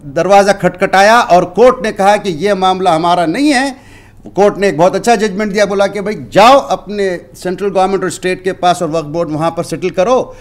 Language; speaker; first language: Urdu; native; Urdu